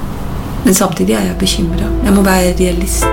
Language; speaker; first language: Norwegian; non-native, fluent; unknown